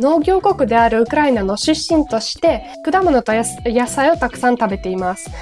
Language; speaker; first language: Japanese; non-native, fluent; Ukrainian